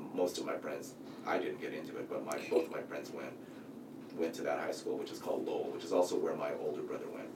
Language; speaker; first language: English; native; English